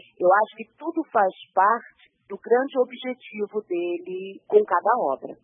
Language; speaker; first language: Portuguese; native; Portuguese